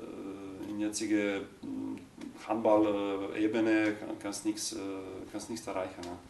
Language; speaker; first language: German; non-native, learner; Croatian